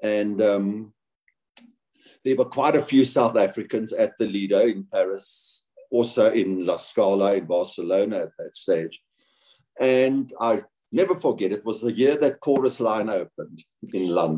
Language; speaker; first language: English; native; English